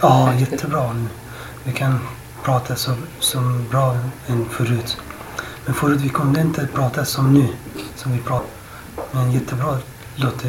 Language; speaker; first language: Swedish; non-native, learner; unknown